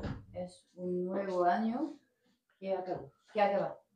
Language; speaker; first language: Spanish; non-native, learner; French